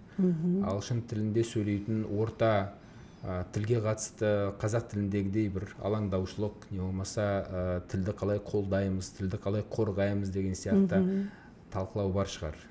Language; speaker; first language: Kazakh; native; Kazakh